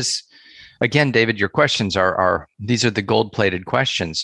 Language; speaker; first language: English; native; English